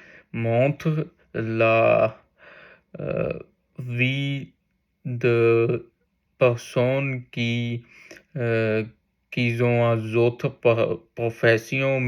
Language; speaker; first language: French; non-native, learner; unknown